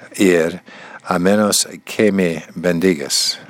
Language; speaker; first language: Spanish; non-native, learner; English